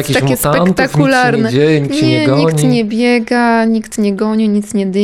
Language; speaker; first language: Polish; native; Polish